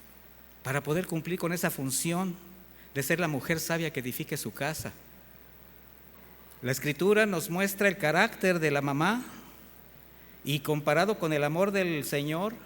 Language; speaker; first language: Spanish; native; Spanish